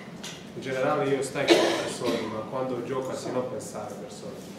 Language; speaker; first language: Italian; non-native, learner; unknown